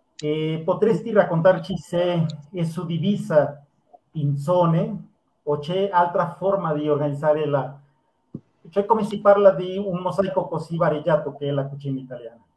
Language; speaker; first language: Italian; non-native, fluent; Spanish